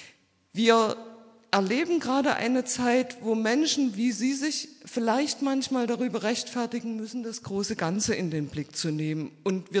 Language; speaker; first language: German; native; German